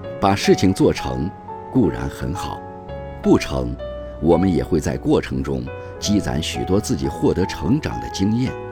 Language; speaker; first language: Chinese; native; Chinese